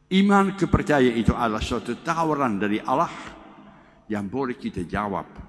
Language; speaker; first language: Malay; non-native, fluent; Dutch